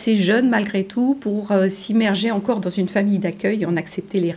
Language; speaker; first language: French; native; French